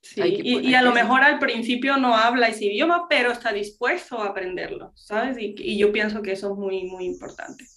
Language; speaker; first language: Spanish; non-native, local second language; English